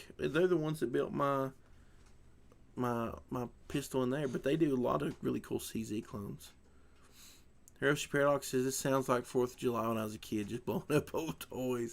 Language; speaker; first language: English; native; English